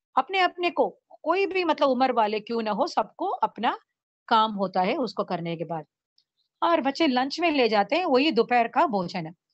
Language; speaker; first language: Hindi; non-native, local second language; Tamil